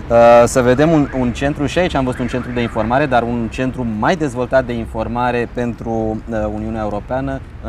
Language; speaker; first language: Romanian; native; Romanian